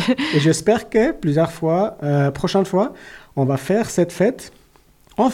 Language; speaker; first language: French; non-native, learner; Persian